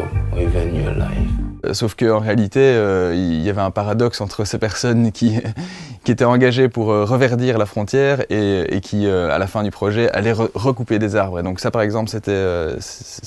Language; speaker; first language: French; native; French